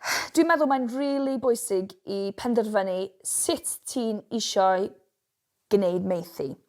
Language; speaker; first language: Welsh; non-native, local second language; English